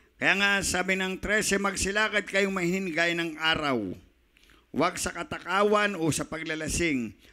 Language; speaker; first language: Filipino; native; Filipino